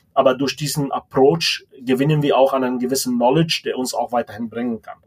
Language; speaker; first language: German; non-native, fluent; Arabic